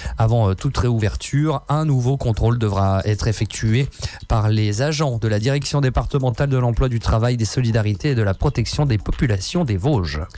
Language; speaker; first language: French; native; French